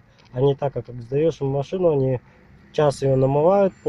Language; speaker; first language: Russian; native; Russian